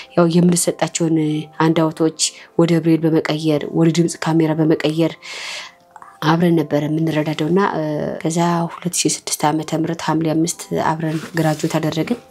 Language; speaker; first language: Amharic; native; Amharic